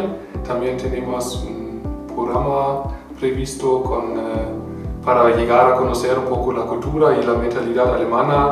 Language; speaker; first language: Spanish; non-native, fluent; German